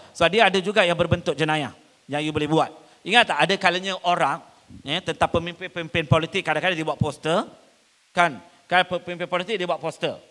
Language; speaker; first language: Malay; non-native, local second language; Tamil